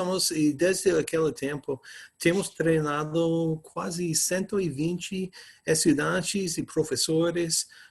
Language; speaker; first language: Portuguese; non-native, fluent; English